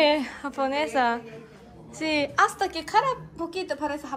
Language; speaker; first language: Spanish; non-native, learner; Japanese